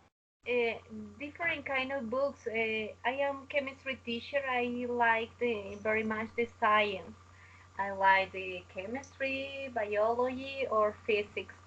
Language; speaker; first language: English; non-native, learner; Spanish